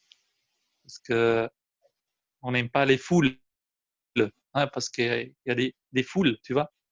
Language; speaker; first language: French; non-native, fluent; Albanian